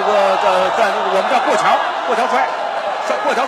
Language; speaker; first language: Chinese; native; Chinese